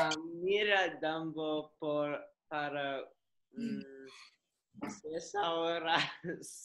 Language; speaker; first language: Spanish; non-native, learner; English